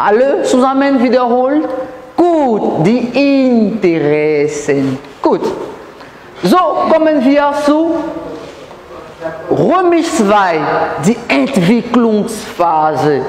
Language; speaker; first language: German; non-native, learner; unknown